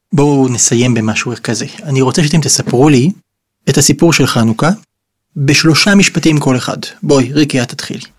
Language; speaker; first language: Hebrew; native; Hebrew